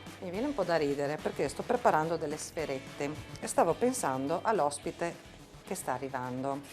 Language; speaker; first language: Italian; native; Italian